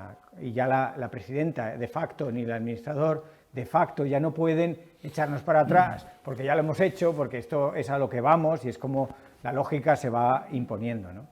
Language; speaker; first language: Spanish; native; Spanish